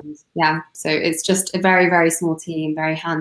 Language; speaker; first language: English; non-native, local second language; Cantonese